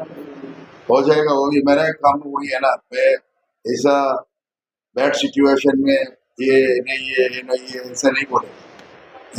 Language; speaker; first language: Hindi; non-native, local second language; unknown